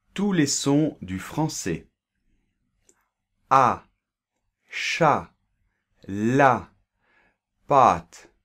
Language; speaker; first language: French; native; French